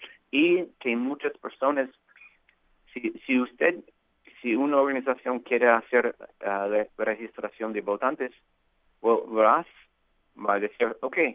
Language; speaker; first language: Spanish; non-native, fluent; English